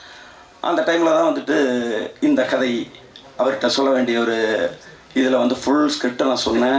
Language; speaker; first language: Tamil; native; Tamil